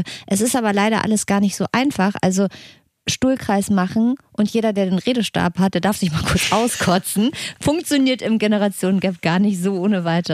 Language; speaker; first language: German; native; German